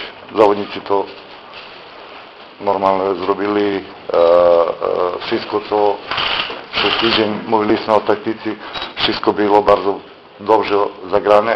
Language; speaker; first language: Polish; non-native, fluent; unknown